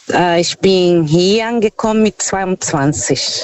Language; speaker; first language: German; non-native, fluent; Portuguese